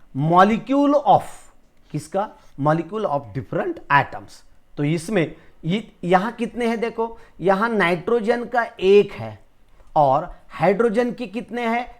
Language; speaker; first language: Hindi; non-native, local second language; Marathi